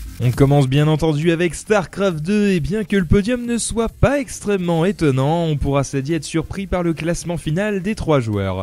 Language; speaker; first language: French; native; French